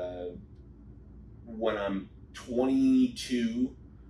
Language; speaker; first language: English; native; English